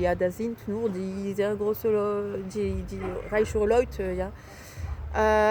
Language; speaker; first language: German; non-native, fluent; French